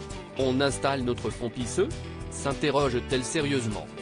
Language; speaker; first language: French; native; French